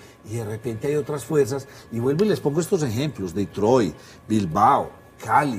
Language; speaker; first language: Spanish; native; Spanish